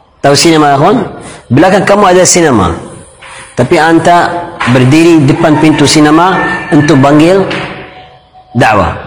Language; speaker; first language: Malay; non-native, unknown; Arabic